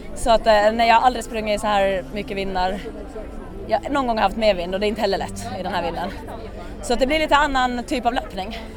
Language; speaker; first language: Swedish; native; Swedish